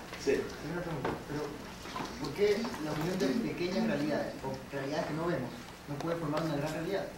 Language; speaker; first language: Spanish; native; Spanish